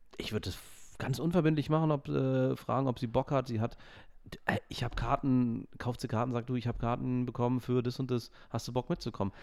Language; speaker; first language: German; native; German